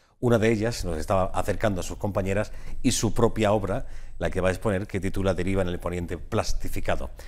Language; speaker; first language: Spanish; native; Spanish